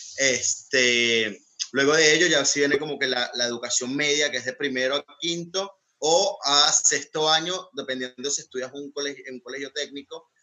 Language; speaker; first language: Spanish; native; Spanish